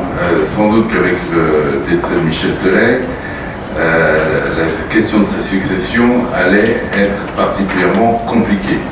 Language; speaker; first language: French; native; French